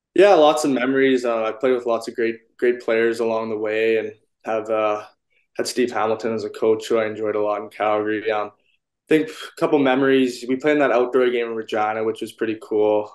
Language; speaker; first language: English; native; English